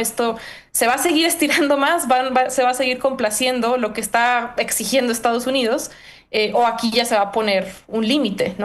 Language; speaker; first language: Spanish; native; Spanish